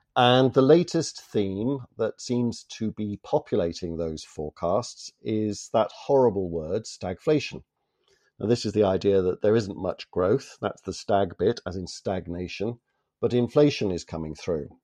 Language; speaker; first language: English; native; English